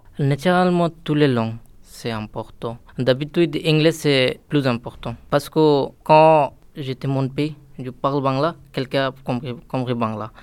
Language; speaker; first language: French; non-native, learner; Bangla